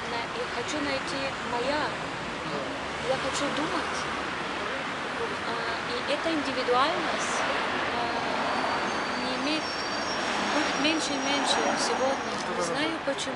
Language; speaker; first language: Russian; non-native, learner; Bulgarian